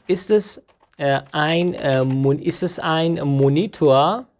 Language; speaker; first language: German; non-native, learner; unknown